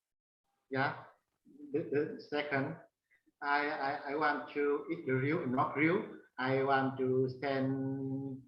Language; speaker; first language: English; non-native, learner; Vietnamese